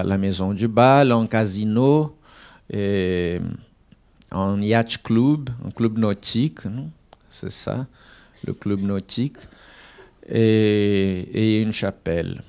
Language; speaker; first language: French; non-native, fluent; Portuguese